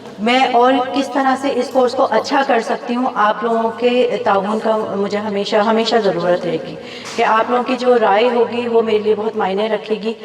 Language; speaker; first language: Urdu; native; Urdu